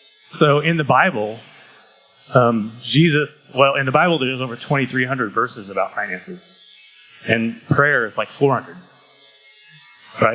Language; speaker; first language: English; native; English